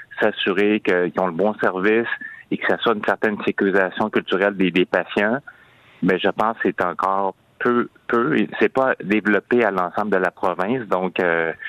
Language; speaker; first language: French; native; French